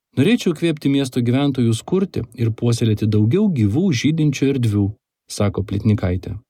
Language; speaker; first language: Lithuanian; native; Lithuanian